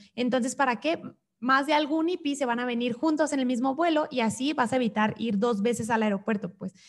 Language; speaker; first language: Spanish; native; Spanish